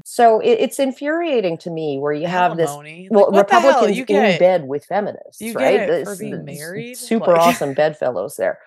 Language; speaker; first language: English; native; English